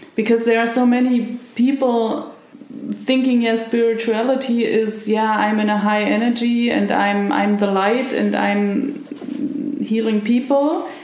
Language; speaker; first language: English; non-native, fluent; German